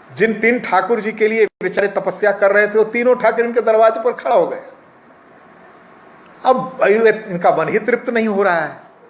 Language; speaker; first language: Hindi; native; Hindi